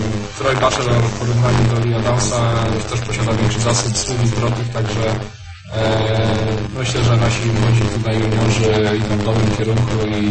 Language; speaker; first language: Polish; native; Polish